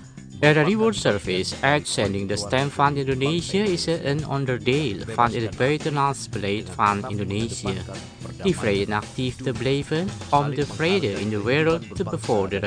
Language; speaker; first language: Dutch; non-native, learner; Indonesian